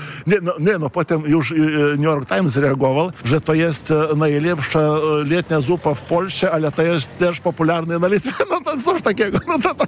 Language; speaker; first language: Polish; non-native, fluent; Lithuanian